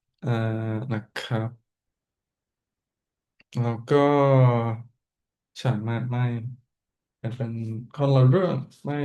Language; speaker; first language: Thai; non-native, fluent; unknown